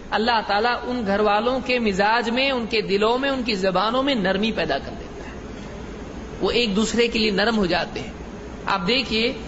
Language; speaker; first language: Urdu; native; Urdu